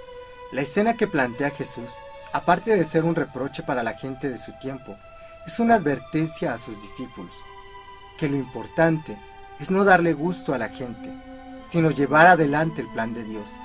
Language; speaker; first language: Spanish; native; Spanish